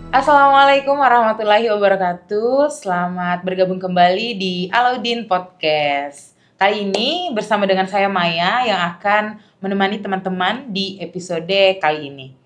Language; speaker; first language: Indonesian; native; Indonesian